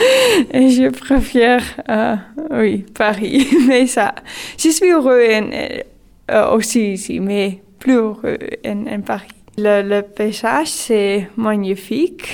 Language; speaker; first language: French; non-native, learner; Dutch